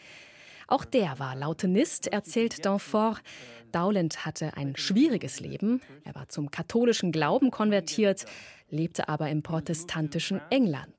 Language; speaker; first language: German; native; German